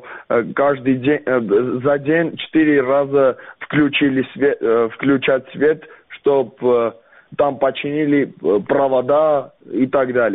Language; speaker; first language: Russian; non-native, learner; Armenian